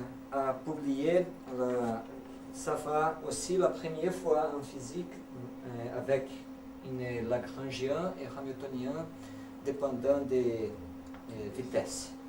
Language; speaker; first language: French; non-native, learner; Portuguese